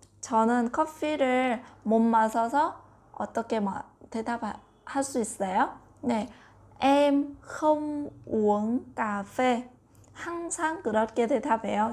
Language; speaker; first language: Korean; non-native, learner; Vietnamese